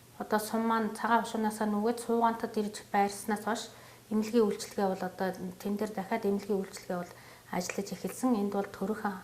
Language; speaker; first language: Mongolian; native; Mongolian